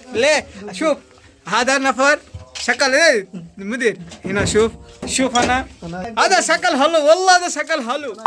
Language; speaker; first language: Arabic; non-native, learner; Bangla